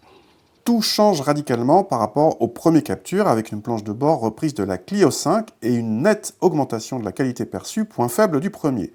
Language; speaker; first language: French; native; French